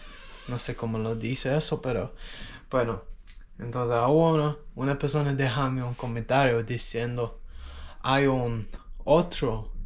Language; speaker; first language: Spanish; non-native, learner; English